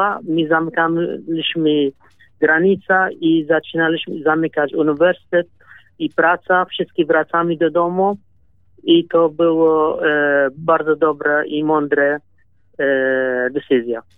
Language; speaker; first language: Polish; non-native, learner; Kurdish